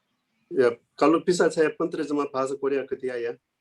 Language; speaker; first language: Indonesian; non-native, learner; Korean